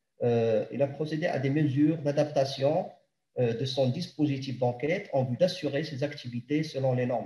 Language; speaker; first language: French; non-native, local second language; Arabic